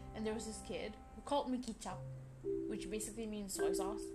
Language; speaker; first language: English; early bilingual, other home language; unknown